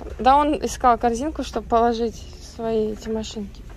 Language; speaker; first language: Russian; native; Russian